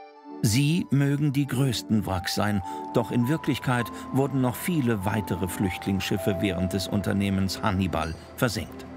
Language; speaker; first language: German; native; German